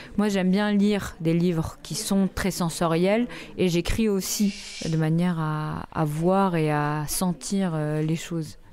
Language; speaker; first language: French; native; French